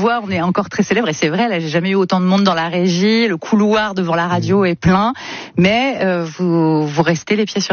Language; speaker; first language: French; native; French